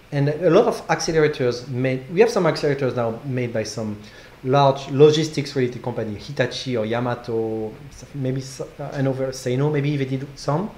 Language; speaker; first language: English; non-native, fluent; French